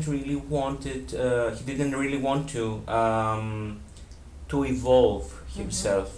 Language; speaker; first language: English; non-native, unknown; Greek